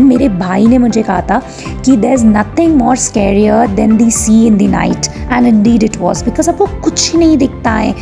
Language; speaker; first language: Hindi; native; Hindi